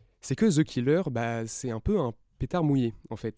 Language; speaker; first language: French; native; French